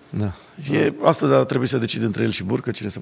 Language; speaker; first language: Romanian; native; Romanian